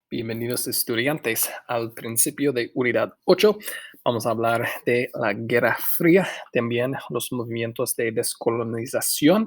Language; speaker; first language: Spanish; non-native, fluent; English